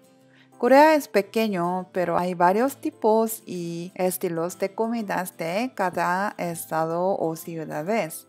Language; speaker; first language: Spanish; non-native, learner; Korean